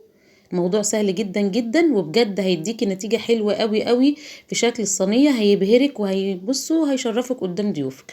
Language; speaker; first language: Arabic; native; Arabic